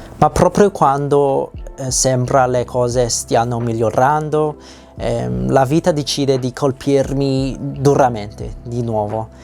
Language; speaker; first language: Italian; non-native, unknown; English